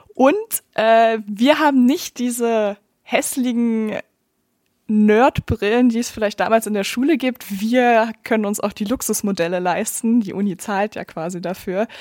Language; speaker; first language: German; native; German